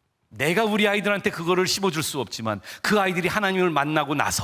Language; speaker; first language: Korean; native; Korean